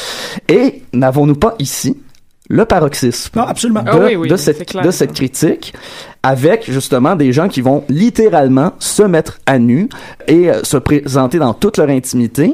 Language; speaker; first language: French; native; French